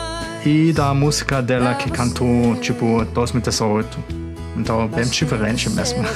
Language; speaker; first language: Portuguese; non-native, fluent; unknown